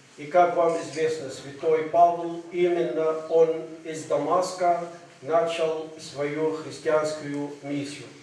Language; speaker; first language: Russian; non-native, fluent; Arabic